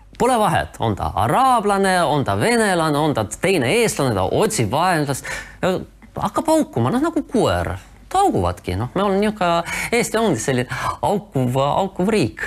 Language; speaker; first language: Estonian; non-native, local second language; Russian